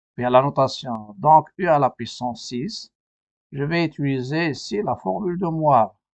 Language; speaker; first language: French; non-native, local second language; Arabic